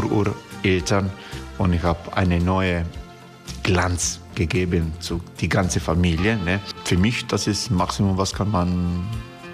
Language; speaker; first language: German; non-native, fluent; Croatian